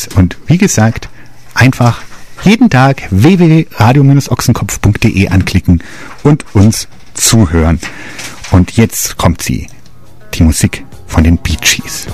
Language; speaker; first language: German; native; German